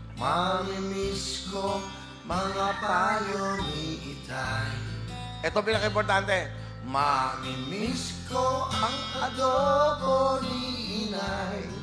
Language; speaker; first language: Filipino; native; Filipino